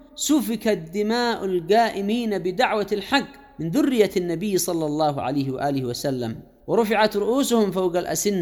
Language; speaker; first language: Arabic; native; Arabic